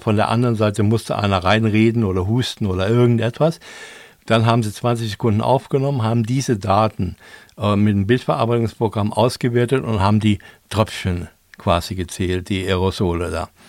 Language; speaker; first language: German; native; German